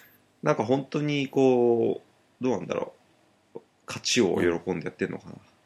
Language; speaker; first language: Japanese; native; Japanese